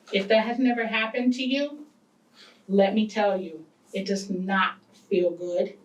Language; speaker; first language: English; native; English